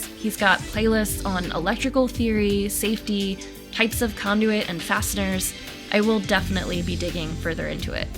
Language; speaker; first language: English; native; English